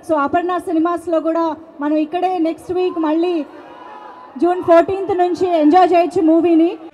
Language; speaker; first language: Telugu; native; Telugu